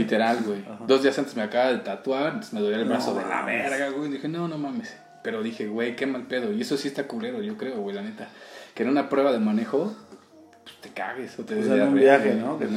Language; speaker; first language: Spanish; native; Spanish